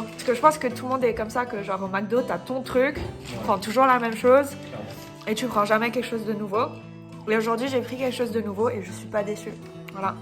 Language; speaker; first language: French; native; French